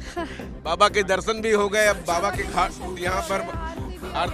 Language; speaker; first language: Hindi; native; Hindi